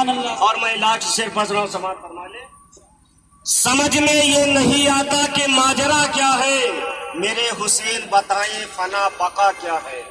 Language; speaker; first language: Urdu; native; Urdu